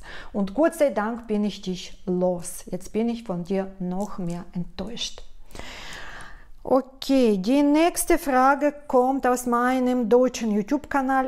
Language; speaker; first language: German; non-native, fluent; Russian